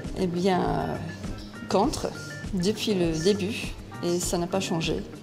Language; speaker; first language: French; non-native, fluent; English